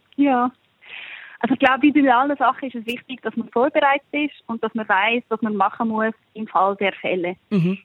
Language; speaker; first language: German; native; German